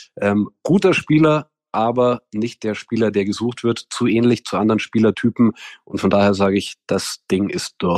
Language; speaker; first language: German; native; German